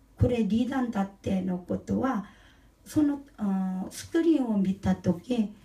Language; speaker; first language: Japanese; non-native, learner; Korean